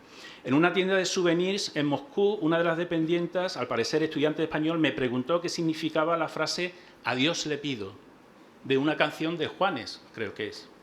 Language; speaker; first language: Spanish; native; Spanish